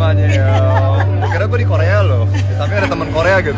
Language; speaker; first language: Indonesian; native; Indonesian